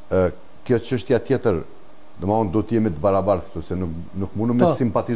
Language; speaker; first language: Albanian; native; Albanian